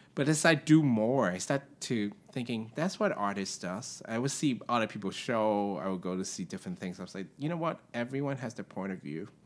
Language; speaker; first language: English; non-native, local second language; Cantonese